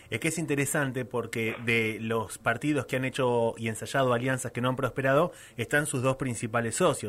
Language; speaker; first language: Spanish; native; Spanish